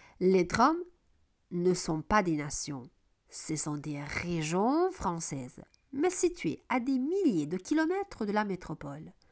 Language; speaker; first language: French; non-native, fluent; Italian